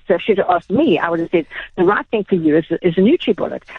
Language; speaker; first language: English; native; English